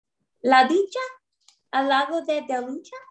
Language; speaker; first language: Spanish; non-native, learner; English